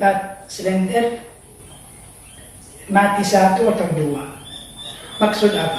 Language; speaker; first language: Indonesian; non-native, learner; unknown